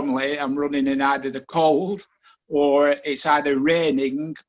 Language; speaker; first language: English; native; English